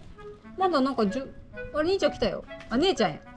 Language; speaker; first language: Japanese; native; Japanese